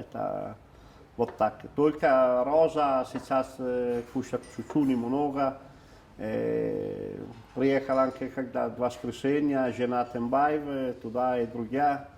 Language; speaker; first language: Russian; non-native, learner; Italian